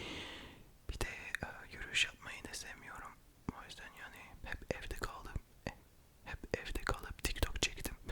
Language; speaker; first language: Turkish; early bilingual, heritage; French